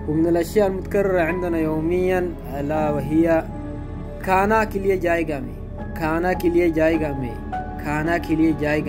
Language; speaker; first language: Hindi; non-native, learner; Arabic